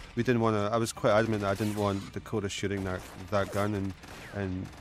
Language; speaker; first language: English; native; English